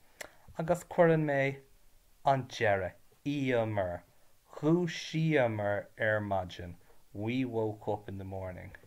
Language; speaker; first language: Irish; non-native, learner; English